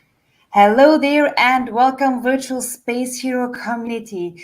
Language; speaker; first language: English; non-native, fluent; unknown